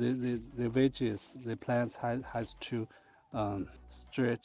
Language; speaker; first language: English; non-native, learner; Chinese